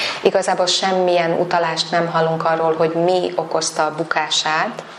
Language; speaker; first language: Hungarian; native; Hungarian